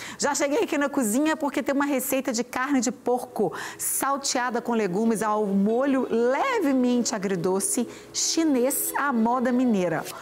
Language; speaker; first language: Portuguese; native; Portuguese